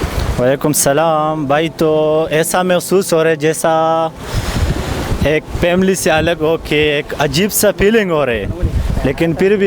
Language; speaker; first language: Hindi; non-native, local second language; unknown